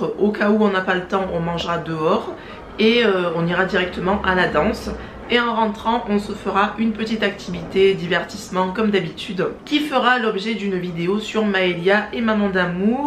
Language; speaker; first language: French; native; French